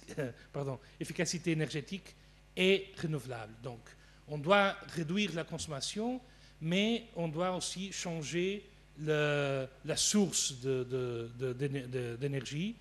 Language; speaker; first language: French; non-native, fluent; Portuguese